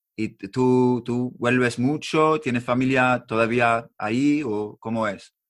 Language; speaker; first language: Spanish; non-native, learner; English